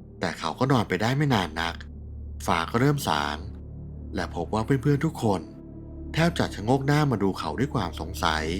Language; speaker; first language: Thai; native; Thai